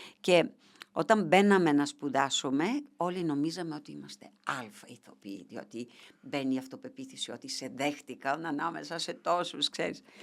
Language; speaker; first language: Greek; non-native, fluent; Bulgarian